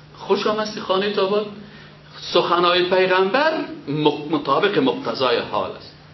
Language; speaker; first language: Persian; native; Persian